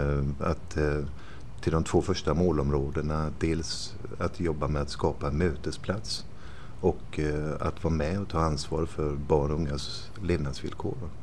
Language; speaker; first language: Swedish; native; Swedish